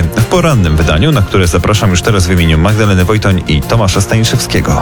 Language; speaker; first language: Polish; native; Polish